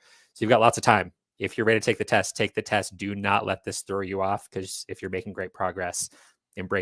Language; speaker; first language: English; native; English